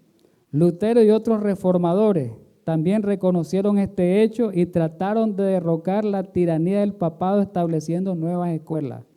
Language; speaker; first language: Spanish; native; Spanish